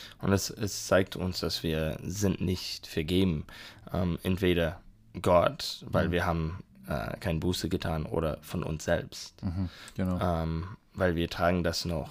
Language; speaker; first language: German; non-native, learner; English